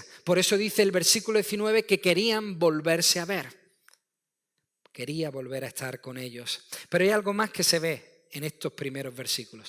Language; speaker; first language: Spanish; native; Spanish